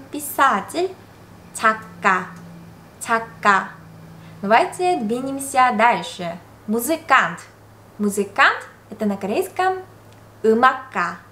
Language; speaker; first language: Russian; non-native, fluent; Korean